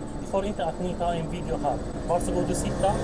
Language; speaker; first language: Swedish; non-native, learner; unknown